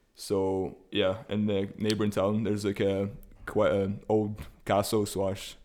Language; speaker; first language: English; early bilingual, other home language; Russian